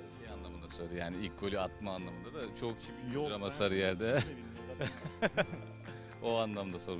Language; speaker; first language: Turkish; native; Turkish